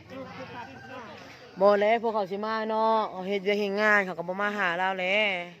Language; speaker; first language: Thai; native; Thai